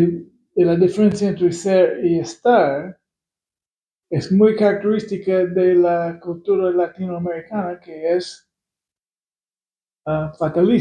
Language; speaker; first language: Spanish; non-native, fluent; English